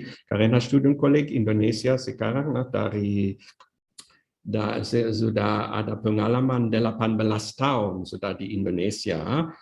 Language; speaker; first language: Indonesian; non-native, fluent; German